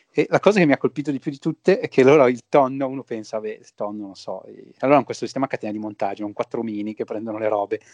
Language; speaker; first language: Italian; native; Italian